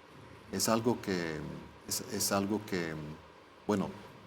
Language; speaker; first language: Spanish; non-native, fluent; Swedish